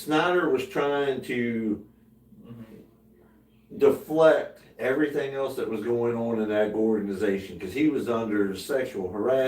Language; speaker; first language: English; native; English